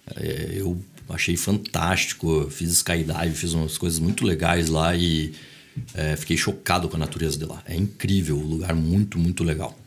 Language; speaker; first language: Portuguese; native; Portuguese